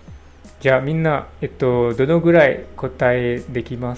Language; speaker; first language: Japanese; non-native, learner; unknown